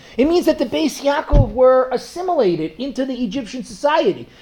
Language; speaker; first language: English; native; English